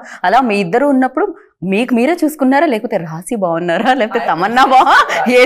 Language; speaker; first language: Telugu; native; Telugu